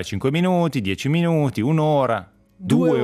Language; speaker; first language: Italian; native; Italian